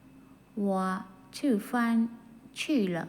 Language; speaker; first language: Chinese; non-native, fluent; Khmer